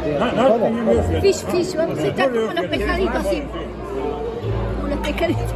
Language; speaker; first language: Spanish; native; Spanish